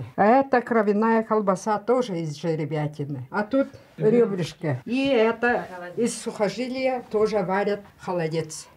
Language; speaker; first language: Russian; non-native, local second language; Yakut